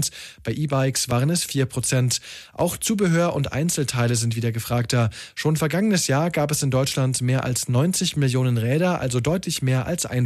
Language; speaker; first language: German; native; German